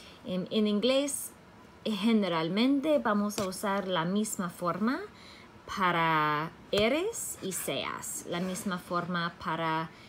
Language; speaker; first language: Spanish; non-native, fluent; English